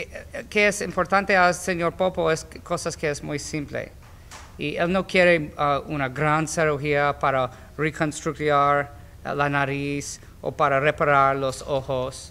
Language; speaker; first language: Spanish; non-native, learner; English